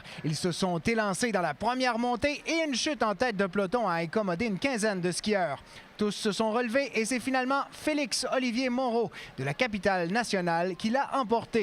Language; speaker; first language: French; native; French